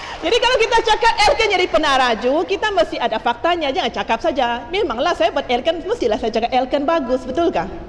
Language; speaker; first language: Malay; non-native, local second language; Chinese